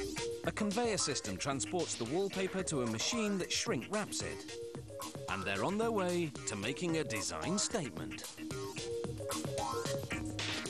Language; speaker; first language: English; native; English